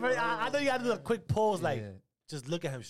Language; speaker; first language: English; native; English